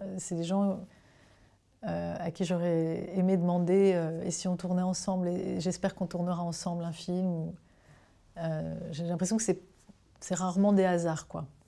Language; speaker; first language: French; native; French